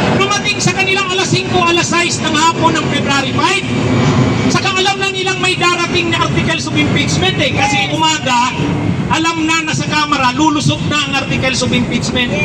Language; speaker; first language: Filipino; non-native, local second language; Bikol